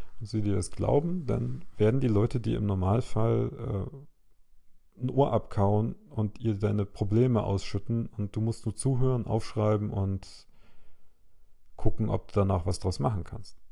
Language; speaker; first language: German; native; German